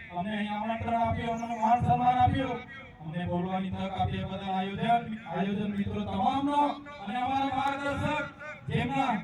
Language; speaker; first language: Gujarati; non-native, local second language; Vasavi